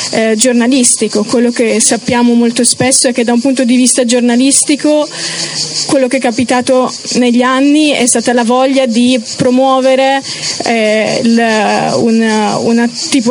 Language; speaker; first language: Italian; early bilingual, other home language; Romanian